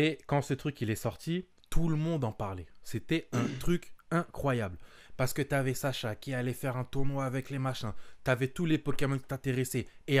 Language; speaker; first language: French; native; French